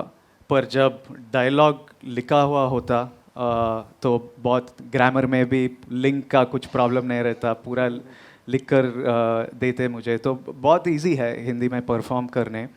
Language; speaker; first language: Hindi; non-native, local second language; Telugu